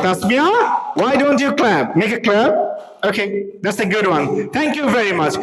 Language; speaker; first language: English; non-native, local second language; Bangla